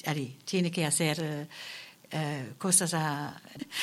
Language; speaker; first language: Spanish; non-native, learner; German